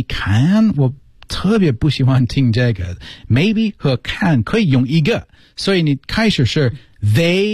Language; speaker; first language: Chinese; non-native, fluent; English